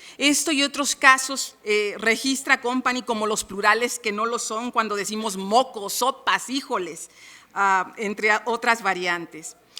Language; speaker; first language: Spanish; native; Spanish